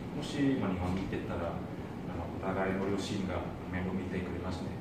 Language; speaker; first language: Japanese; non-native, fluent; Vietnamese